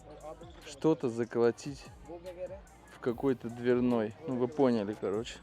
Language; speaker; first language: Russian; native; Russian